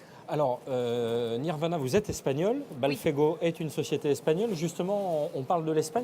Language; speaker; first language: French; native; French